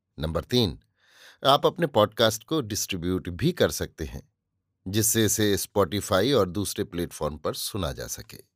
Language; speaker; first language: Hindi; native; Hindi